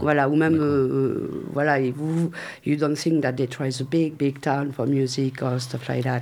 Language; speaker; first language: English; non-native, learner; French